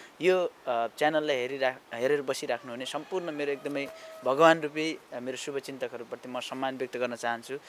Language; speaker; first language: Nepali; non-native, local second language; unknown